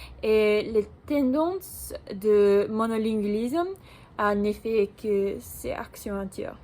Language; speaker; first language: French; non-native, learner; English